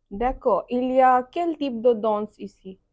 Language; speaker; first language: French; non-native, learner; Bangla